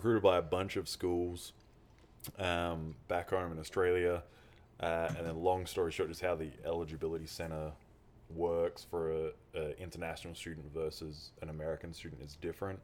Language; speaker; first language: English; native; English